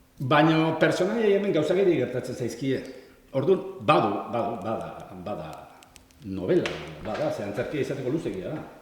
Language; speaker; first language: Basque; native; Basque